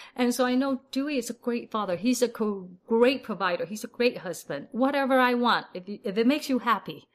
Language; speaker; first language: English; early bilingual, other home language; Vietnamese